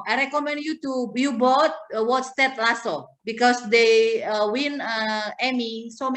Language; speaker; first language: English; non-native, fluent; Indonesian